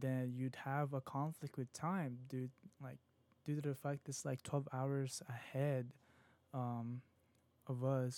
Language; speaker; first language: English; non-native, local second language; Filipino